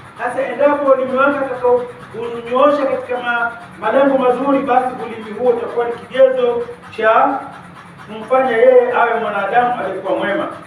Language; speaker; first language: Swahili; native; Swahili